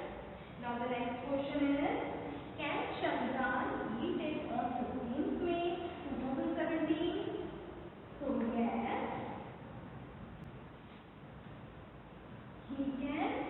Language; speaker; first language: English; non-native, local second language; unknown